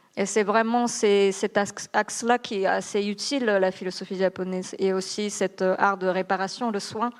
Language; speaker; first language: French; non-native, fluent; Japanese